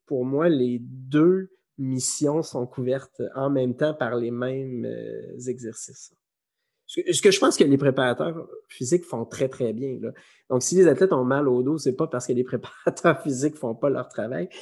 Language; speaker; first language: French; native; French